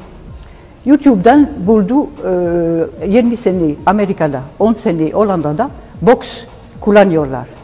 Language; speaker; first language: Turkish; non-native, learner; Dutch